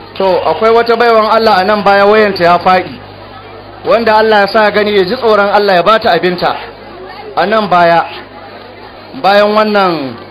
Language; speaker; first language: Hausa; native; Hausa